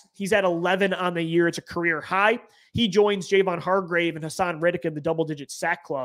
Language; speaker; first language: English; native; English